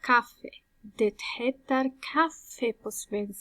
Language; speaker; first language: Swedish; non-native, fluent; Persian